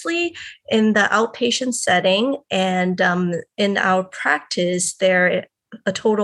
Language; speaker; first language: English; non-native, local second language; Cantonese